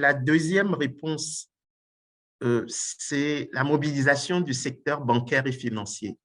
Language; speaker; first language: French; non-native, local second language; Ewe